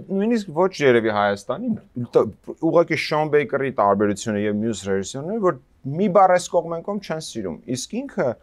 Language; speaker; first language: Armenian; native; Armenian